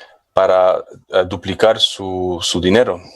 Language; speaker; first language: Spanish; non-native, fluent; English